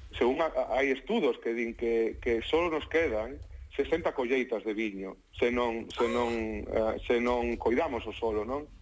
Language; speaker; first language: Galician; non-native, local second language; Spanish